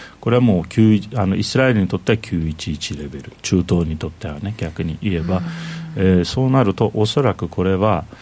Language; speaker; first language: Japanese; non-native, fluent; Turkish